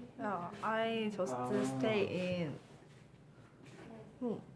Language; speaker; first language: English; non-native, learner; Korean